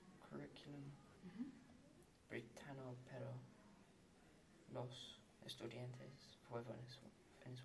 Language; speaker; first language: Spanish; non-native, learner; English